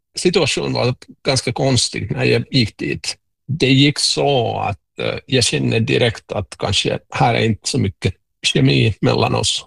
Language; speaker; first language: Swedish; non-native, local second language; Finnish